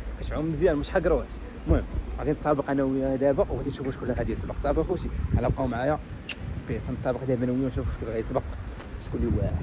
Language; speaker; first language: Arabic; native; Arabic